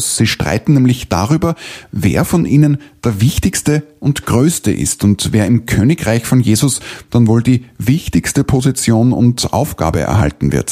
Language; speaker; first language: German; native; German